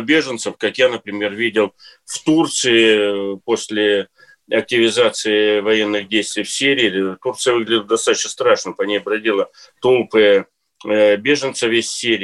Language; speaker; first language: Russian; native; Russian